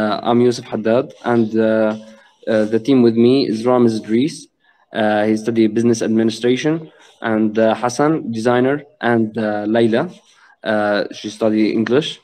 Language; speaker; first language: English; non-native, learner; Arabic